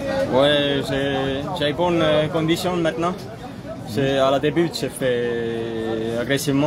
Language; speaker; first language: French; non-native, learner; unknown